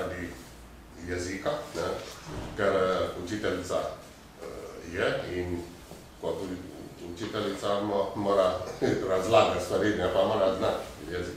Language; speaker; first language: Slovenian; non-native, fluent; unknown